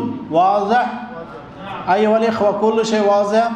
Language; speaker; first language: Arabic; non-native, fluent; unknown